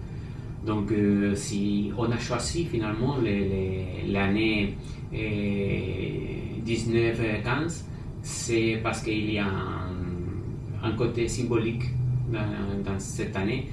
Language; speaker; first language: French; non-native, fluent; Spanish